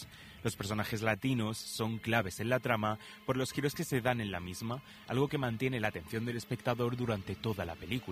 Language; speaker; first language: Spanish; native; Spanish